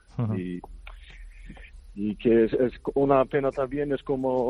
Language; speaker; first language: Spanish; non-native, fluent; Icelandic